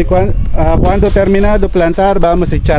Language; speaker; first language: Spanish; non-native, learner; Filipino